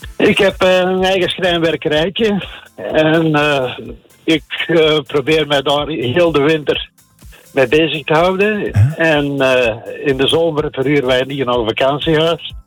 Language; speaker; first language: Dutch; native; Dutch